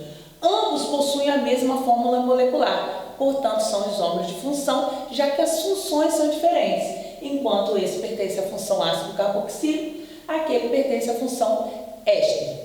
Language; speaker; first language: Portuguese; native; Portuguese